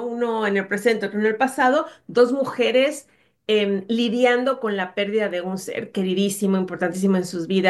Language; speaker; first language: Spanish; native; Spanish